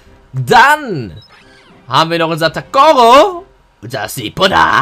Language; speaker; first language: German; native; German